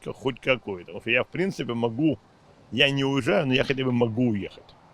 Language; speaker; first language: Russian; native; Russian